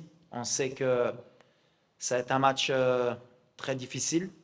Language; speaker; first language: French; non-native, local second language; Arabic